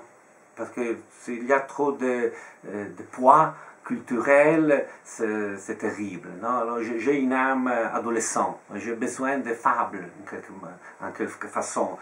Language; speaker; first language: French; non-native, fluent; Italian